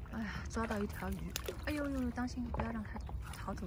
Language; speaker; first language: Chinese; native; Chinese